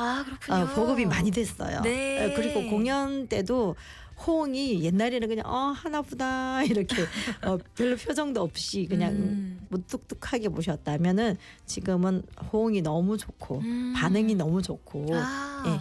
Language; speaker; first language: Korean; native; Korean